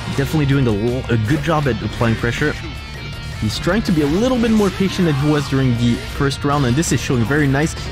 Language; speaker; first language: English; non-native, fluent; French